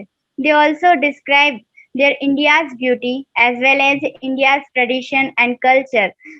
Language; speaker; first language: English; non-native, learner; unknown